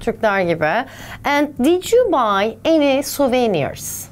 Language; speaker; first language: English; non-native, fluent; Turkish